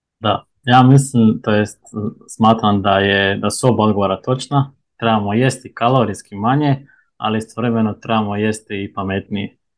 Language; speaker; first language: Croatian; native; Croatian